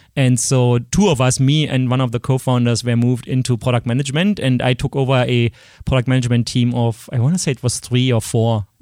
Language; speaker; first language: English; non-native, fluent; German